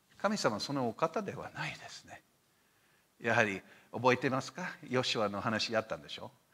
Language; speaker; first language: Japanese; non-native, fluent; English